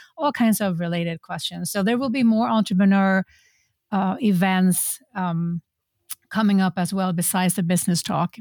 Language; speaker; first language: English; non-native, fluent; Swedish